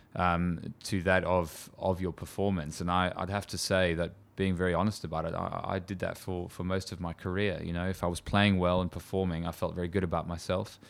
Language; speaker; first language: English; native; English